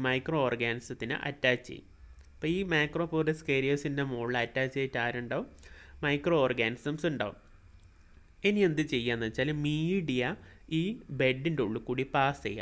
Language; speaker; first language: Malayalam; native; Malayalam